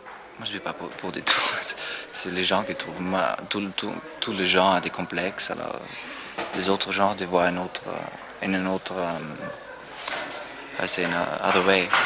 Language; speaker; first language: French; non-native, fluent; German